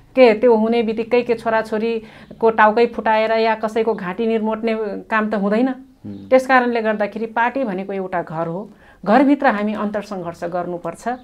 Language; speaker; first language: Nepali; non-native, local second language; Rana Tharu